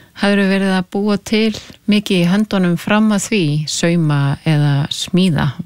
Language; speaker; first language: Icelandic; native; Icelandic